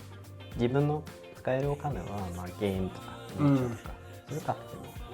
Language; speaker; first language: Japanese; non-native, fluent; Swedish